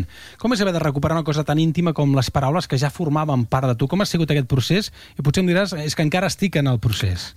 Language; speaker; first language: Catalan; native; Catalan